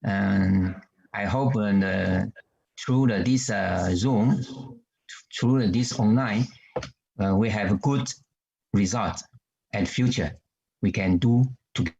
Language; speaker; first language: English; non-native, learner; Chinese